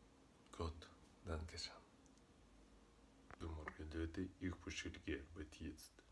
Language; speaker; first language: German; non-native, learner; Russian